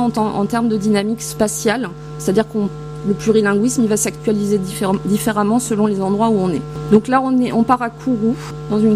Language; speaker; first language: French; native; French